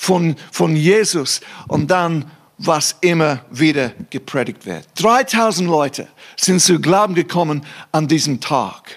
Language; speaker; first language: German; non-native, fluent; English